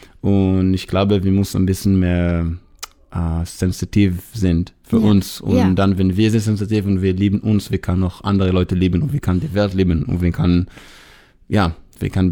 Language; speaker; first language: German; non-native, learner; Hebrew